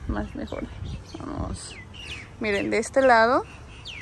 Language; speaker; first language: Spanish; native; Spanish